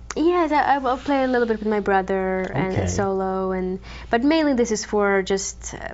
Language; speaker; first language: English; non-native, fluent; Croatian